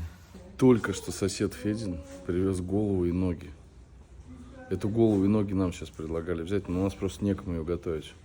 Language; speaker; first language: Russian; native; Russian